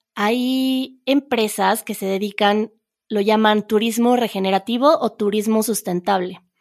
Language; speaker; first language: Spanish; native; Spanish